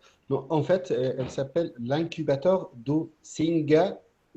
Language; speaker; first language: French; non-native, fluent; Arabic